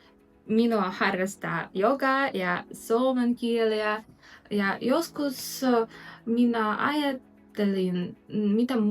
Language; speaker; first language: Finnish; non-native, learner; Russian